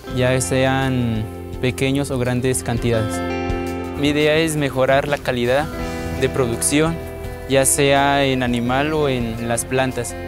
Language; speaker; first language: Spanish; native; Spanish